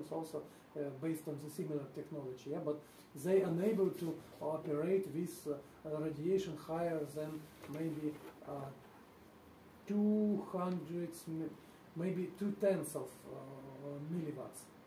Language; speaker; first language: English; non-native, fluent; Russian